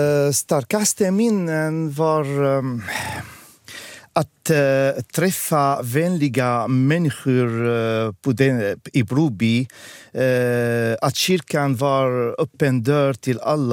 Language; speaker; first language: Swedish; non-native, fluent; Arabic